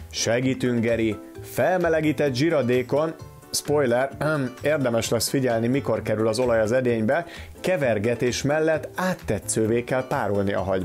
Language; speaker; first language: Hungarian; native; Hungarian